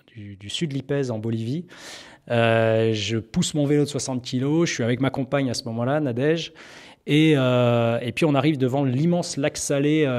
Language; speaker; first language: French; native; French